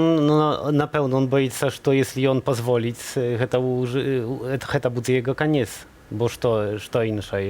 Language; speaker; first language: Polish; non-native, learner; Belarusian